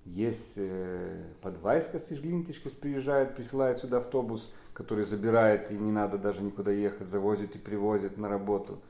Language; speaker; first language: Russian; non-native, local second language; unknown